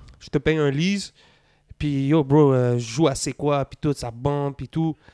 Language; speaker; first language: French; native; French